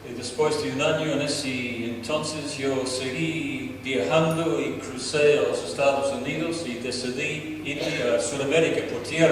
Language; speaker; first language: Spanish; non-native, fluent; English